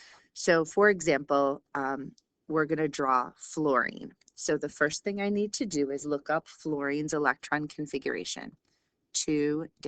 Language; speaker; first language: English; native; English